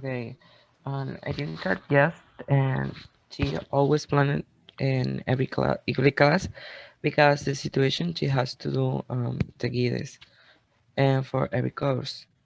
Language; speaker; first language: English; non-native, learner; Spanish